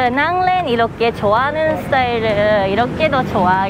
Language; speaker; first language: Korean; non-native, fluent; Thai